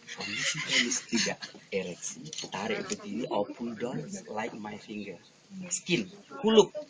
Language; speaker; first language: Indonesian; native; Indonesian